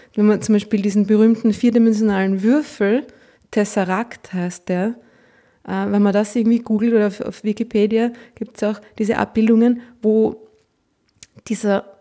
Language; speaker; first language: German; native; German